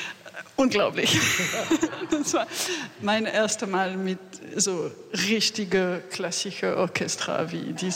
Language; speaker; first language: German; non-native, fluent; French